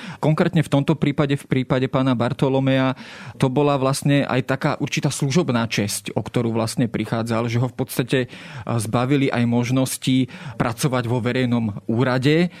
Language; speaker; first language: Slovak; native; Slovak